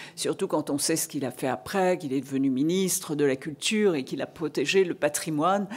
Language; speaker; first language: French; native; French